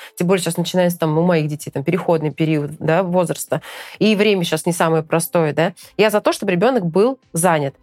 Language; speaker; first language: Russian; native; Russian